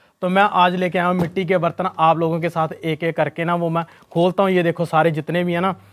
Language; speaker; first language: Hindi; non-native, local second language; Punjabi